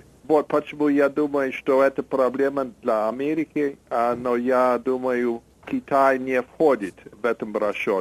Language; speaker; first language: Russian; non-native, fluent; English